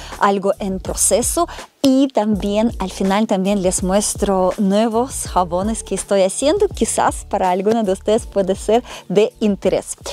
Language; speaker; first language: Spanish; non-native, fluent; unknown